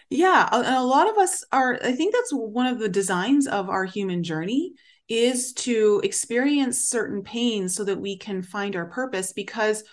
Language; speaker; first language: English; native; English